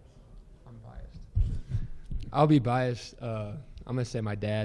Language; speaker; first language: English; native; English